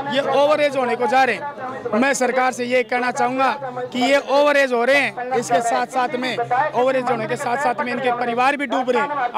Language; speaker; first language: Hindi; native; Hindi